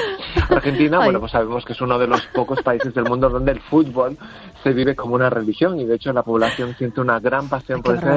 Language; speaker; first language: Spanish; native; Spanish